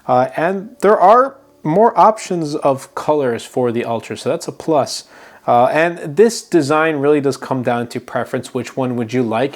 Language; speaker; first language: English; native; English